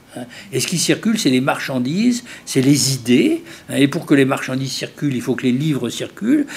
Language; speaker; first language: French; native; French